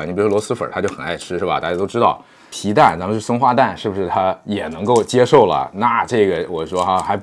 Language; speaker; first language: Chinese; native; Chinese